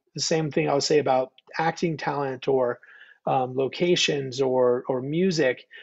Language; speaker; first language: English; native; English